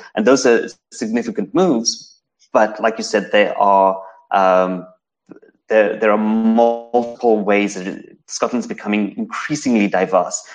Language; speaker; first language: English; native; English